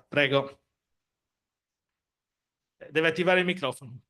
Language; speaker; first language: Italian; native; Italian